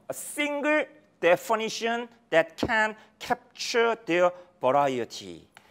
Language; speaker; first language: English; non-native, fluent; Korean